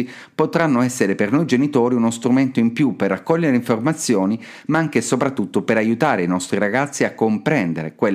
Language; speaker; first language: Italian; native; Italian